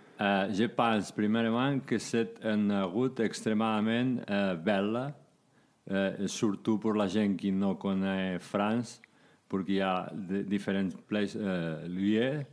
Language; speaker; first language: French; non-native, learner; Spanish